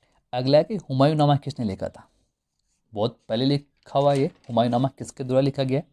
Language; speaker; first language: Hindi; native; Hindi